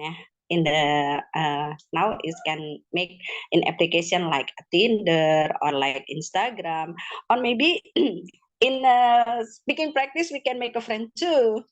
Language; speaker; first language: English; non-native, learner; Indonesian